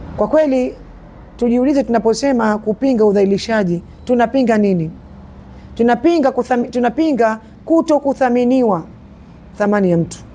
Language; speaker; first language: Swahili; native; Swahili